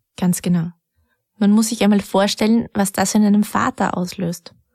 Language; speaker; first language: German; native; German